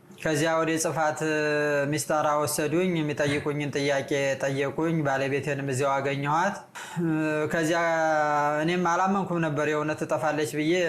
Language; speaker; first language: Amharic; native; Amharic